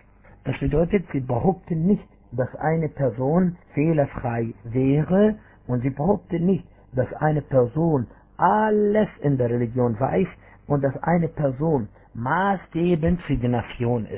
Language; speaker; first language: German; non-native, fluent; Arabic